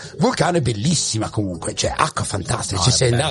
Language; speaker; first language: Italian; native; Italian